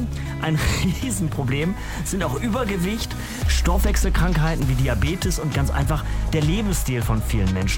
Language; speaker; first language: German; native; German